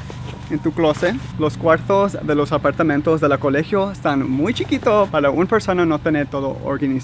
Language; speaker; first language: Spanish; early bilingual, heritage; Spanish